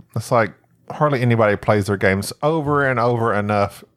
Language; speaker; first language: English; native; English